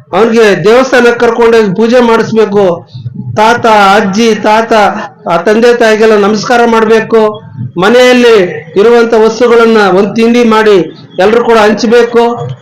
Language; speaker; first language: Kannada; native; Kannada